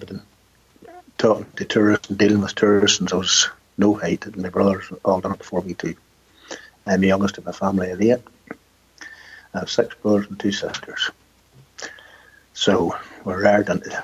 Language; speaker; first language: English; native; English